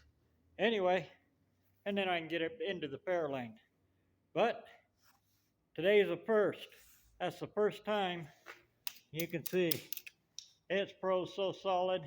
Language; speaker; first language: English; native; English